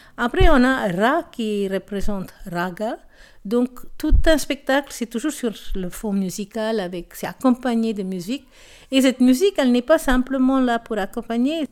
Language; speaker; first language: French; non-native, local second language; Tamil